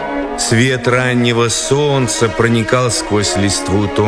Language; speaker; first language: Russian; native; Russian